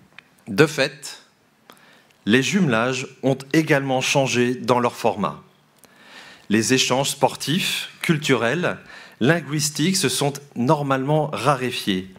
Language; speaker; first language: French; native; French